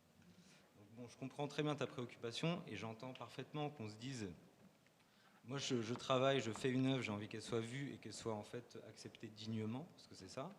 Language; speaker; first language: French; native; French